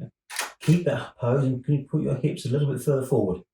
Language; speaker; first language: English; native; English